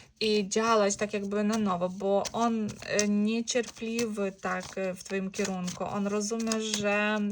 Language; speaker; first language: Polish; non-native, learner; Ukrainian